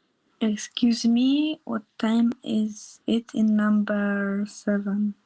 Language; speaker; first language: English; non-native, learner; Polish